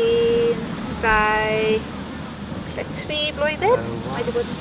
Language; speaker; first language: Welsh; non-native, fluent; English